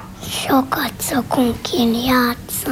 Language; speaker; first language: Hungarian; non-native, local second language; Slovenian